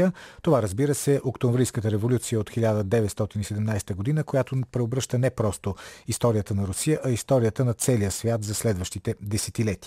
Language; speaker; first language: Bulgarian; native; Bulgarian